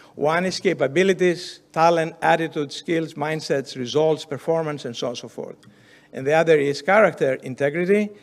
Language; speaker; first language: English; non-native, fluent; Greek